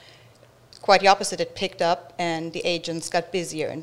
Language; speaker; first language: English; non-native, fluent; German